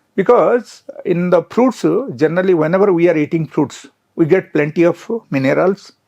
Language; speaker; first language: English; non-native, local second language; Telugu